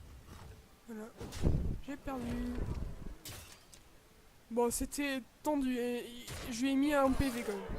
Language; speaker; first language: French; native; French